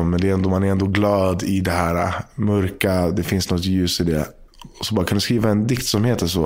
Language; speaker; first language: Swedish; non-native, fluent; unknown